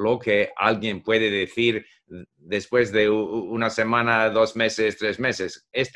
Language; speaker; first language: Spanish; non-native, fluent; English